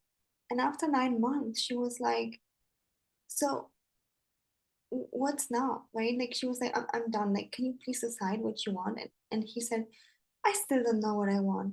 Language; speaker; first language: English; non-native, fluent; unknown